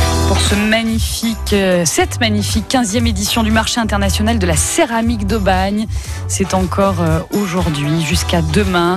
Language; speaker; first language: French; native; French